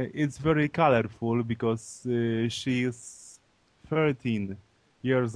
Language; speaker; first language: English; non-native, learner; Polish